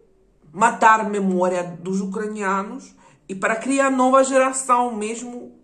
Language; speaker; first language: Portuguese; non-native, fluent; Ukrainian